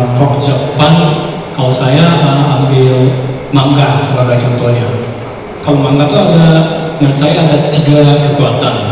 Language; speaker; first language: Indonesian; non-native, fluent; Japanese